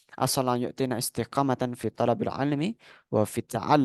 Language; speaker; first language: Arabic; non-native, fluent; Indonesian